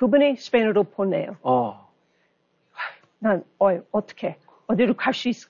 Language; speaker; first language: Korean; non-native, learner; English